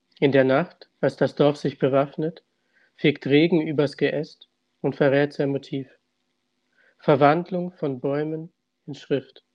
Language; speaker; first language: German; early bilingual, other home language; Russian